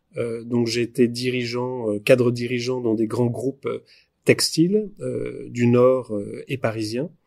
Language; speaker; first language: French; native; French